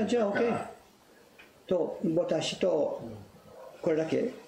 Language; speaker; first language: Japanese; non-native, fluent; English